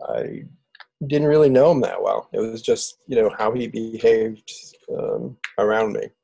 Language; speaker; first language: English; native; English